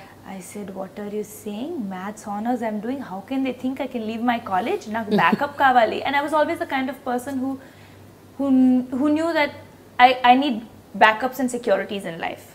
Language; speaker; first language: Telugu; non-native, local second language; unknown